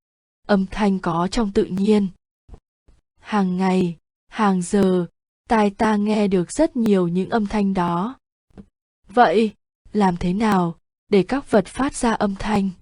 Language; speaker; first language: Vietnamese; native; Vietnamese